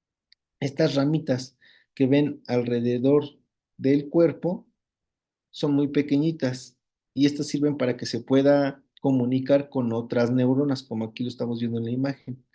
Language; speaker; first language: Spanish; native; Spanish